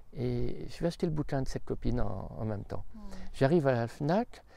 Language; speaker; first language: French; native; French